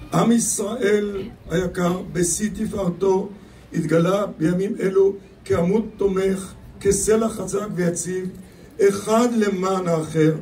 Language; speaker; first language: Hebrew; native; Hebrew